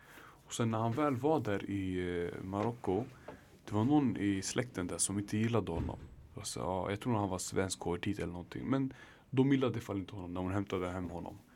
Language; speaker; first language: Swedish; early bilingual, other home language; Arabic